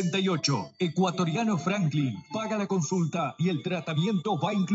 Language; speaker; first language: Spanish; native; Spanish